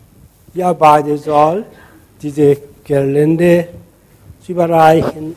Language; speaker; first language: German; non-native, fluent; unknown